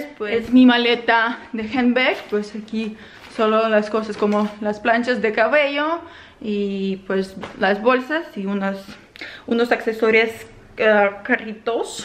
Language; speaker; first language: Spanish; non-native, fluent; Ukrainian